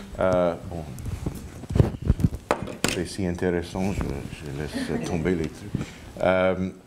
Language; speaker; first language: French; non-native, fluent; English